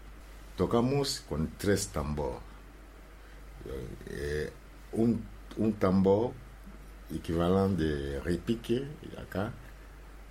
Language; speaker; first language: Spanish; non-native, learner; Lingala